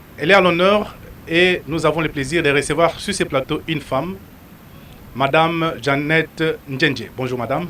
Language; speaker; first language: French; non-native, local second language; Lingala